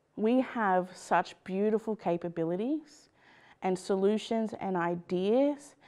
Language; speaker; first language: English; native; English